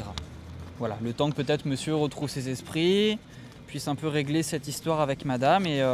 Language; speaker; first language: French; native; French